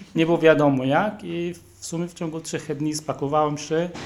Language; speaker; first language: Polish; non-native, fluent; Arabic